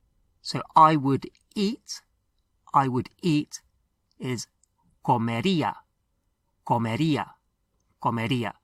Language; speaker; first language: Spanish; non-native, fluent; English